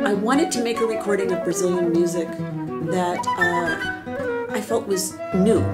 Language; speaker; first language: English; native; English